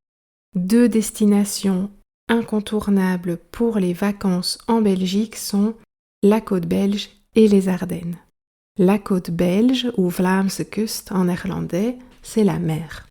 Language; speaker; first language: French; native; French